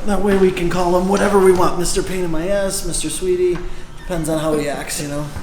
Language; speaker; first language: English; native; English